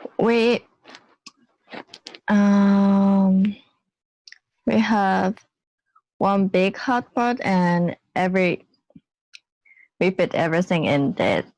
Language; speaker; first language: English; non-native, learner; Japanese